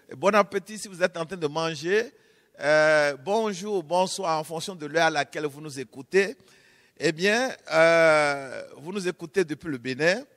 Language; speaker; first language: French; non-native, local second language; Fon